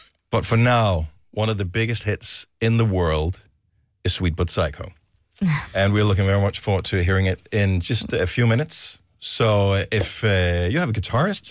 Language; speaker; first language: English; non-native, fluent; Danish